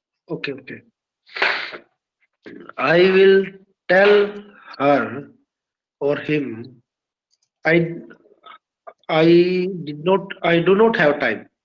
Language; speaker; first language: English; non-native, learner; Hindi